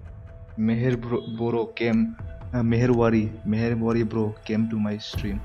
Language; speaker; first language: English; non-native, learner; Bodo